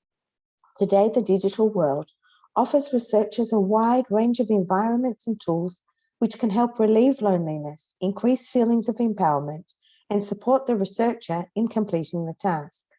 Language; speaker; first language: English; non-native, fluent; Hebrew